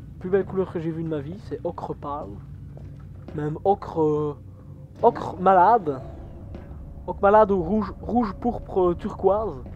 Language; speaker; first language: French; native; French